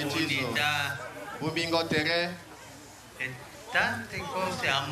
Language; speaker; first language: Italian; early bilingual, heritage; Spanish